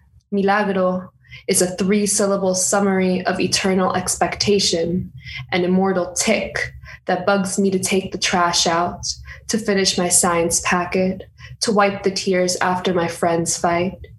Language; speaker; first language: English; native; English